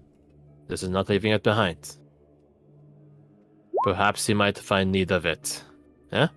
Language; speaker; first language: English; native; English